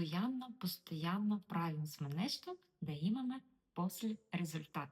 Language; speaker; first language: Bulgarian; non-native, learner; Russian